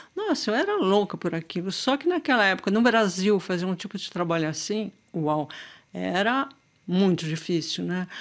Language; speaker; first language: Portuguese; native; Portuguese